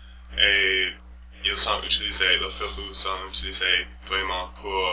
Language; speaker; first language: French; non-native, learner; English